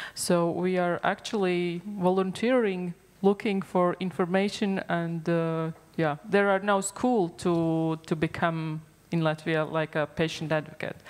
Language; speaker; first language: English; non-native, fluent; Latvian